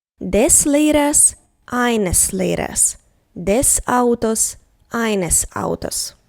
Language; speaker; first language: German; non-native, fluent; Ukrainian